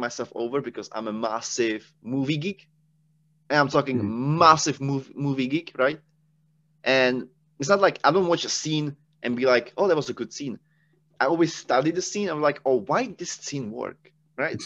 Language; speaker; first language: English; non-native, fluent; Czech